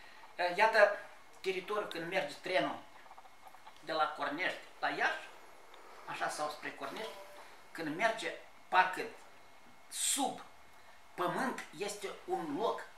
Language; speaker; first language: Romanian; native; Romanian